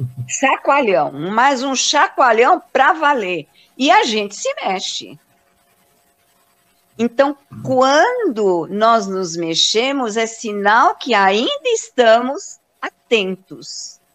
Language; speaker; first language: Portuguese; native; Portuguese